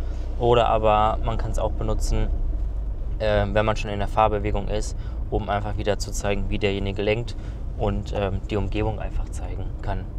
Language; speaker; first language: German; native; German